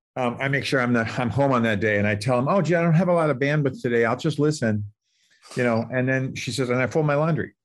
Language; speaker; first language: English; native; English